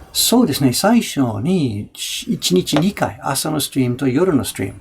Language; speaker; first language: Japanese; non-native, fluent; English